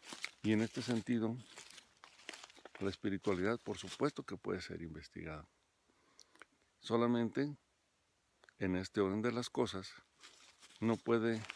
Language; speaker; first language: Spanish; native; Spanish